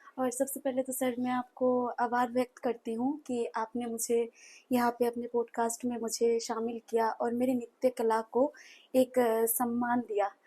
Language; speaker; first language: Hindi; non-native, local second language; Bangla